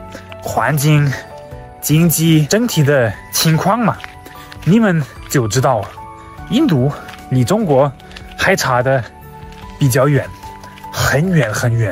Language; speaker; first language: Chinese; non-native, fluent; German